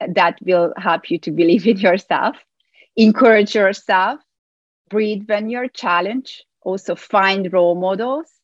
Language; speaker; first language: English; non-native, fluent; Hungarian